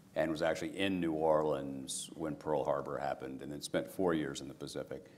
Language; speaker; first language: English; native; English